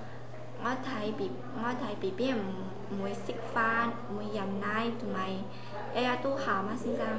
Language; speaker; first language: Cantonese; non-native, learner; Indonesian